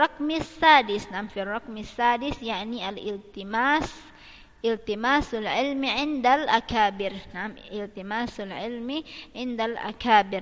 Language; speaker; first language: Arabic; non-native, fluent; Malay